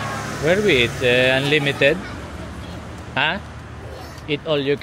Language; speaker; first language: English; non-native, local second language; Filipino